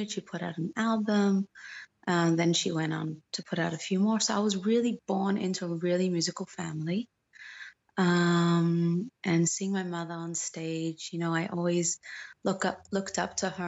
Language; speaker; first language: English; native; English